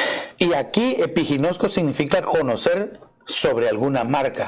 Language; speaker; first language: Spanish; native; Spanish